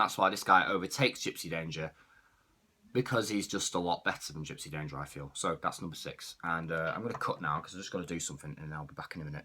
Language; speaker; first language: English; native; English